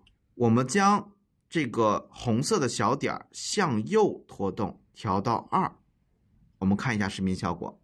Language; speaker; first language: Chinese; native; Chinese